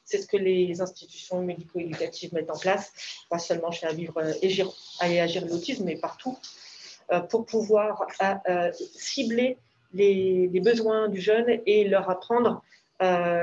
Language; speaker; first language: French; native; French